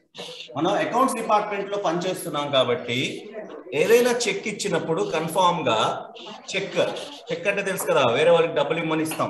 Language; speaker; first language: Telugu; native; Telugu